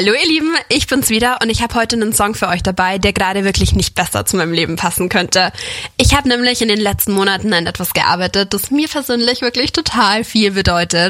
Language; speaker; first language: German; native; German